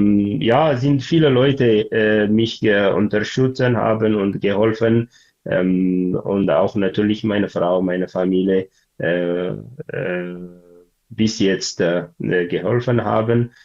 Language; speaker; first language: German; non-native, learner; Tigrinya